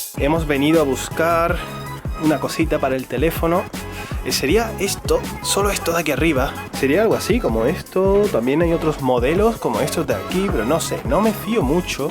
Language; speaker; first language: Spanish; native; Spanish